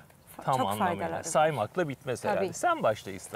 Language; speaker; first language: Turkish; native; Turkish